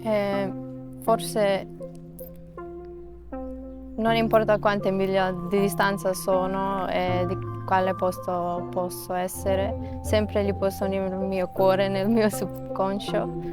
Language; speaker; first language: Italian; non-native, fluent; Macedonian